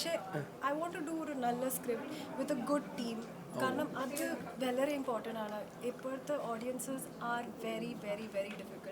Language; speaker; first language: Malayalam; early bilingual, heritage; Malayalam